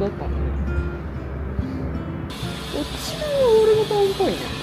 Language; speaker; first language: Japanese; native; Japanese